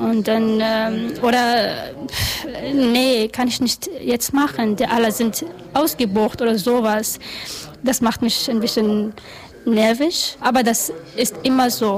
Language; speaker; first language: German; non-native, learner; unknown